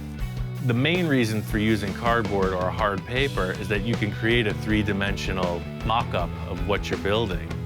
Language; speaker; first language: English; native; English